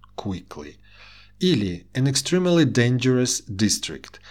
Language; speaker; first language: English; non-native, fluent; Russian